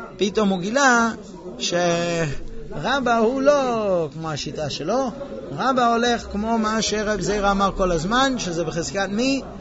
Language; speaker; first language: Hebrew; native; Hebrew